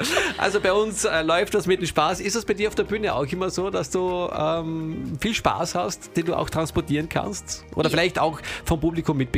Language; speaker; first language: German; native; German